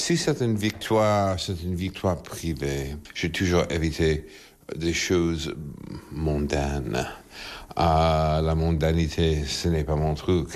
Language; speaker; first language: French; non-native, fluent; English